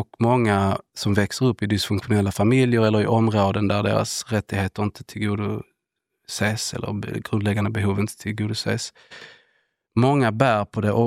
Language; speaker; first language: Swedish; native; Swedish